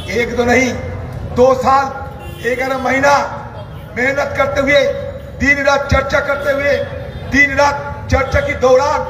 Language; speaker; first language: Hindi; non-native, local second language; Bangla